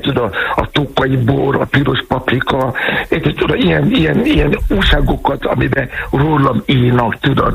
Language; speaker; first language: Hungarian; non-native, fluent; Yoruba